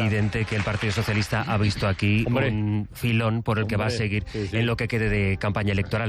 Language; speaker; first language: Spanish; native; Spanish